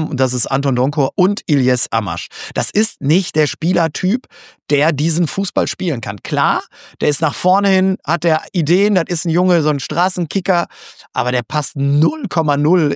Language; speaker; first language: German; native; German